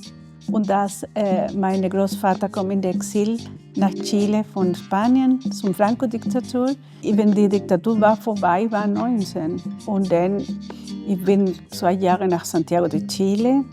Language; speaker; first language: German; non-native, learner; Spanish